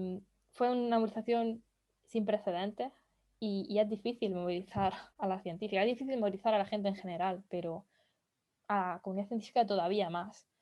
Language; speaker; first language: Spanish; native; Spanish